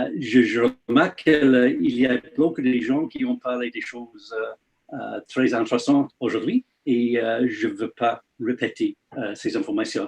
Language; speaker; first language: French; non-native, learner; English